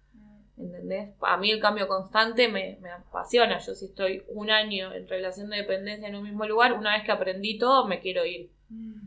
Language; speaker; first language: Spanish; native; Spanish